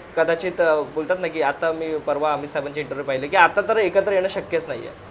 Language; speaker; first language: Marathi; native; Marathi